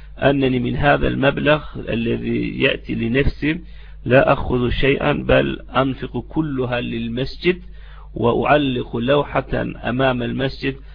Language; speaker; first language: Arabic; non-native, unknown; Turkish